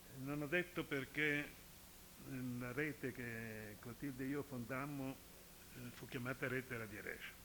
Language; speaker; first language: Italian; native; Italian